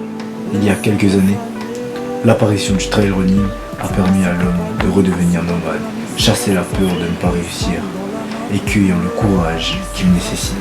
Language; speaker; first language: French; native; French